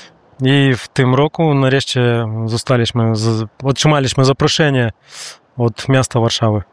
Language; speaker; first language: Polish; non-native, learner; Russian